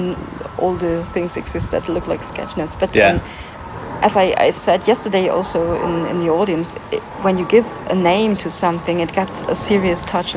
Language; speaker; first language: English; non-native, fluent; German